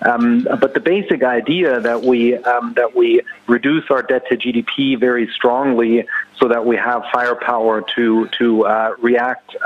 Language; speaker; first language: English; non-native, fluent; German